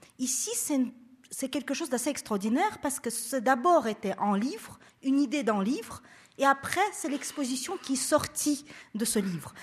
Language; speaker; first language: French; non-native, fluent; Russian